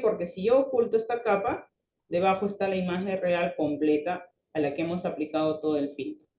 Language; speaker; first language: Spanish; native; Spanish